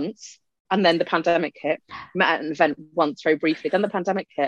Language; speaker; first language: English; non-native, local second language; Punjabi